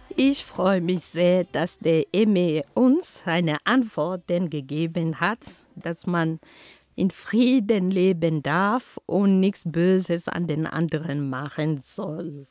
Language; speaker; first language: German; non-native, fluent; Ghomala